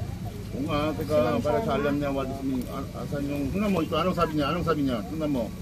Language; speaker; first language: Filipino; non-native, fluent; Korean